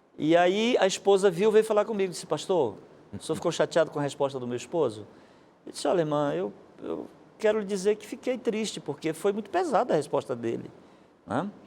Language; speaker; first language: Portuguese; native; Portuguese